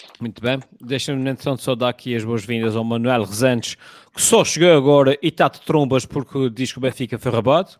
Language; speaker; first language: Portuguese; native; Portuguese